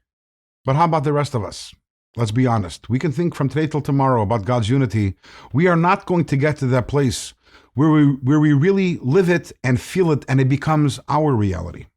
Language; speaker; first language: English; native; English